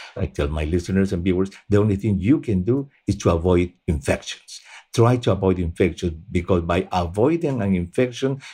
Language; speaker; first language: English; non-native, fluent; Spanish